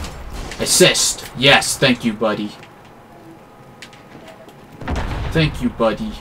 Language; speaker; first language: English; native; English